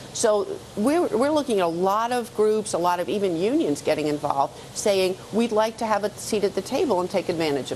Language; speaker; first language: English; native; English